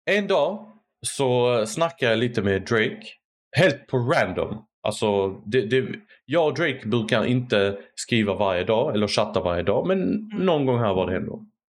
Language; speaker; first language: Swedish; native; Swedish